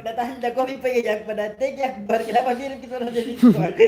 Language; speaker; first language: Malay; non-native, local second language; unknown